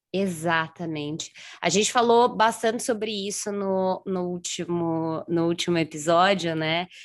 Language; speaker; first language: Portuguese; native; Portuguese